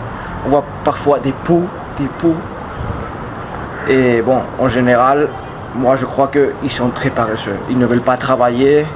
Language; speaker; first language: French; non-native, fluent; Spanish